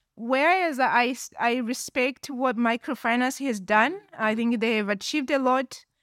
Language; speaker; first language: English; non-native, local second language; Kinyarwanda